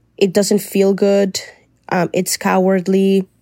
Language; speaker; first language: English; non-native, fluent; Spanish